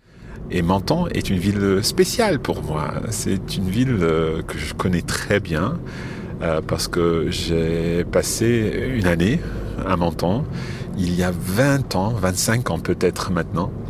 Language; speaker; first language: French; non-native, fluent; English